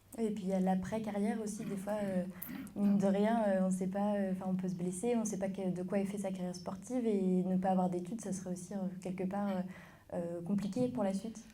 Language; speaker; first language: French; native; French